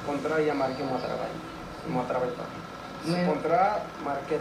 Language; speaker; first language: French; non-native, learner; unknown